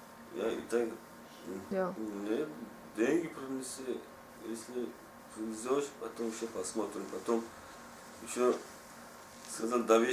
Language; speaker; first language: Russian; non-native, learner; Tajik